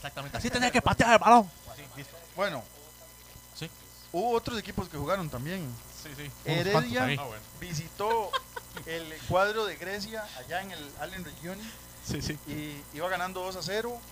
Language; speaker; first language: Spanish; native; Spanish